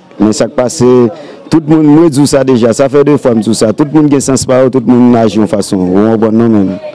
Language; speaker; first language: Haitian Creole; early bilingual, heritage; Haitian Creole